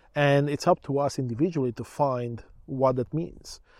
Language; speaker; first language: English; early bilingual, other home language; Romanian